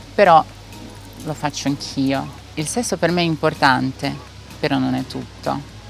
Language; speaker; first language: Italian; non-native, fluent; Portuguese